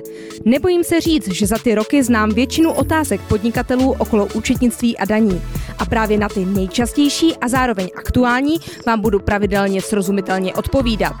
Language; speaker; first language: Czech; native; Czech